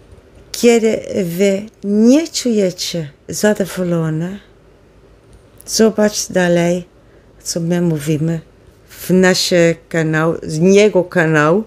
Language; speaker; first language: Polish; non-native, learner; Dutch